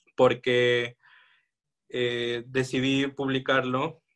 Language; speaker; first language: Spanish; native; Spanish